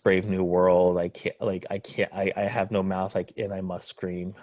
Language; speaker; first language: English; native; English